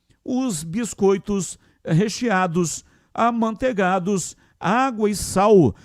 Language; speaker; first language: Portuguese; native; Portuguese